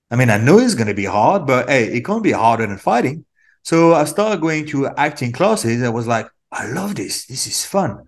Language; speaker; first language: English; non-native, fluent; French